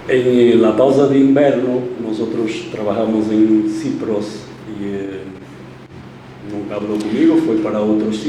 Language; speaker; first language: Spanish; non-native, fluent; Portuguese